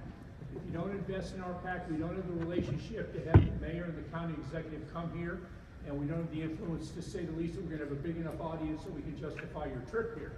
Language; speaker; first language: English; native; English